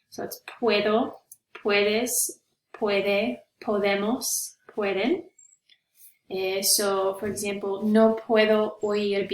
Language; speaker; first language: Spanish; non-native, fluent; English